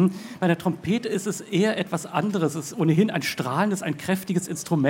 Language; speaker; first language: German; native; German